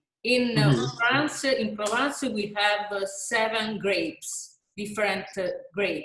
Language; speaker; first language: English; non-native, learner; Italian